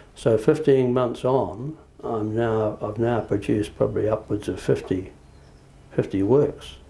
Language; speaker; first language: English; native; English